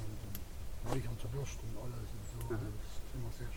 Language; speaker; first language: German; native; German